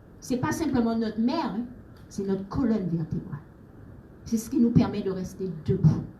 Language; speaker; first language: French; native; French